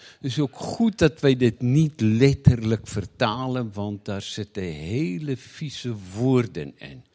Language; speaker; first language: Dutch; non-native, fluent; Afrikaans